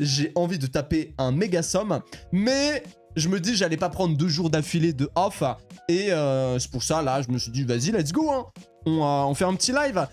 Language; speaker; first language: French; native; French